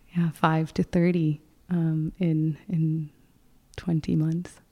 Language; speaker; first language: English; non-native, fluent; Spanish